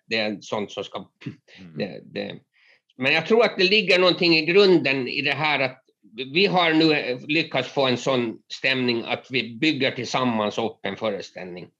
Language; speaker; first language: Swedish; native; Swedish